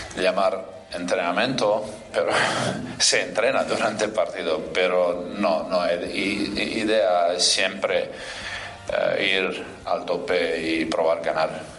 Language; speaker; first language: Spanish; non-native, fluent; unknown